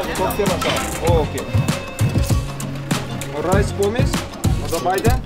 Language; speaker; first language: German; non-native, learner; Turkish